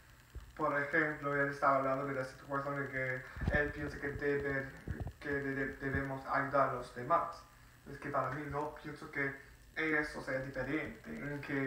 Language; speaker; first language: Spanish; non-native, fluent; English